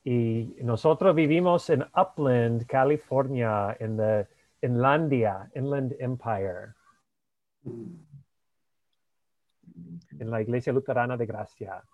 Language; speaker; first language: Spanish; non-native, fluent; English